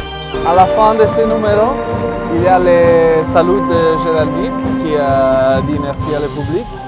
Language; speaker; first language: French; non-native, learner; Italian